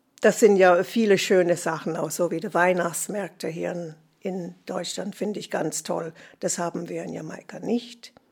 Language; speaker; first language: German; non-native, fluent; English